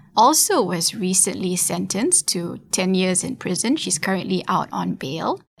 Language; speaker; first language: English; non-native, local second language; Malay